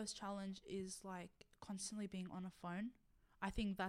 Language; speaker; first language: English; non-native, local second language; Arabic